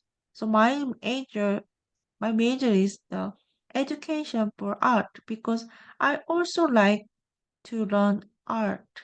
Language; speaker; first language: English; non-native, learner; Korean